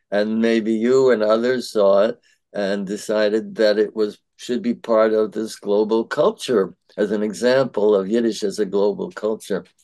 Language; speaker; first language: English; early bilingual, other home language; Yiddish